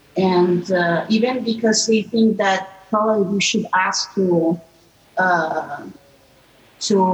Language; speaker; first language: English; non-native, fluent; Italian